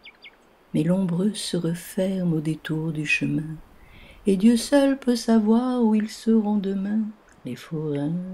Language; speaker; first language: French; native; French